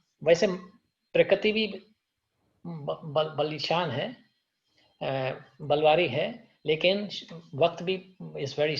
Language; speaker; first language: Hindi; native; Hindi